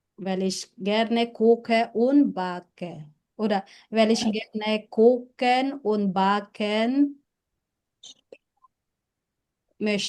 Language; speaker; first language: German; non-native, fluent; Filipino